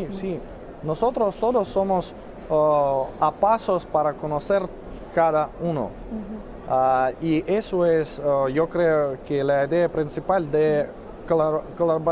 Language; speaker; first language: Spanish; non-native, fluent; Russian